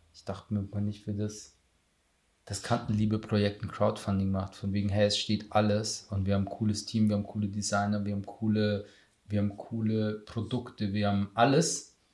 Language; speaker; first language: German; native; German